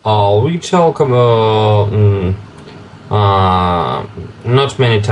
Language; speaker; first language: English; non-native, learner; Russian